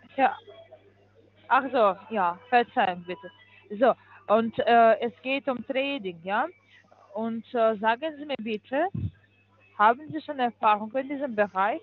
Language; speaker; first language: German; non-native, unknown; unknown